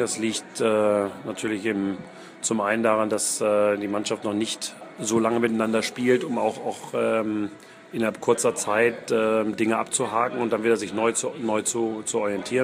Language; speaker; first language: German; native; German